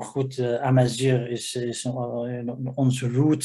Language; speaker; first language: Dutch; non-native, fluent; Riffian